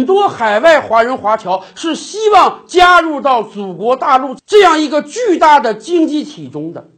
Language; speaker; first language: Chinese; native; Chinese